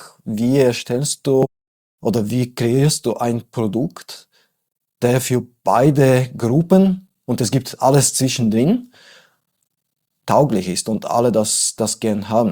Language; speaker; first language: German; non-native, fluent; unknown